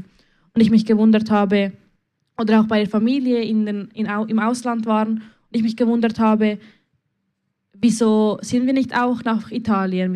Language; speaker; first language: German; early bilingual, other home language; Spanish